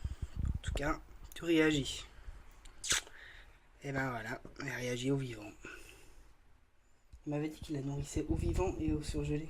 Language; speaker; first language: French; native; French